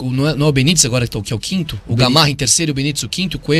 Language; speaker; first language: Portuguese; native; Portuguese